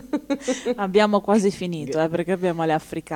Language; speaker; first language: Italian; native; Italian